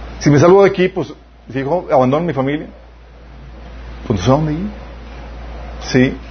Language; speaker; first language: Spanish; native; Spanish